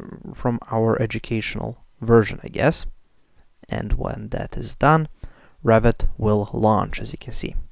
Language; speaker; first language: English; non-native, fluent; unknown